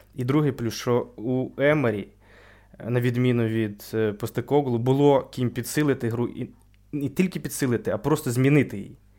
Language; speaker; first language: Ukrainian; native; Ukrainian